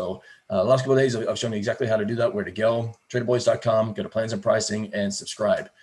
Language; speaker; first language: English; native; English